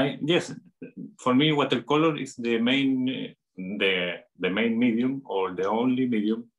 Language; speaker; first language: English; non-native, fluent; Spanish